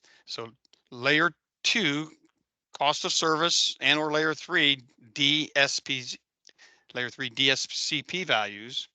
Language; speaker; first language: English; native; English